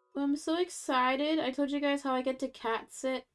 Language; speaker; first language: English; native; English